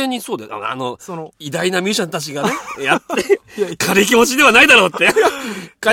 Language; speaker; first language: Japanese; native; Japanese